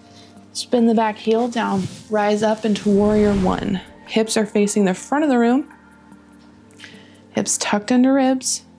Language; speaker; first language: English; native; English